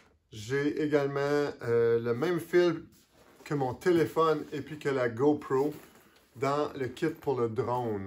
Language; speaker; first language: French; native; French